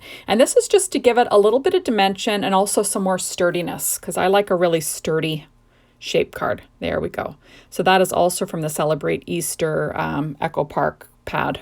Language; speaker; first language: English; native; English